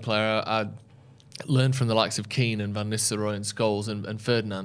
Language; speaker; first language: English; native; English